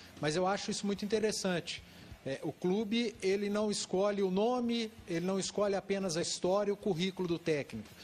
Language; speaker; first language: Portuguese; native; Portuguese